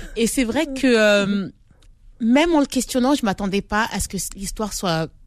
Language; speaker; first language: French; native; French